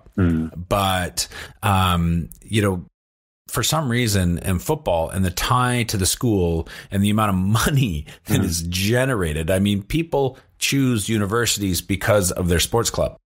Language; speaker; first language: English; native; English